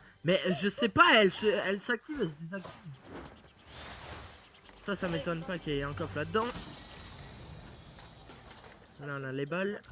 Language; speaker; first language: French; native; French